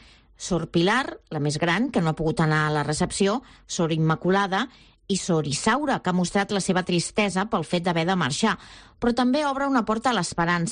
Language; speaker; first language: Catalan; native; Catalan